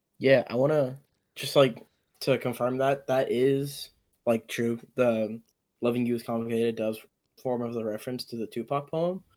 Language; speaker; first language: English; early bilingual, other home language; Amharic